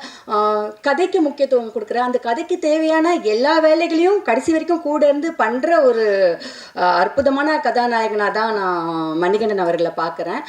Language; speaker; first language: Tamil; native; Tamil